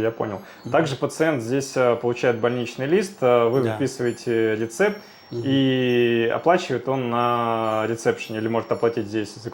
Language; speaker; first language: Russian; native; Russian